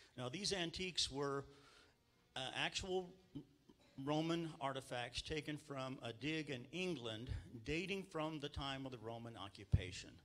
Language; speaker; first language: English; native; English